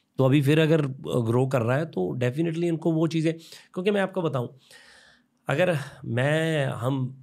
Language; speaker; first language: Hindi; non-native, local second language; Punjabi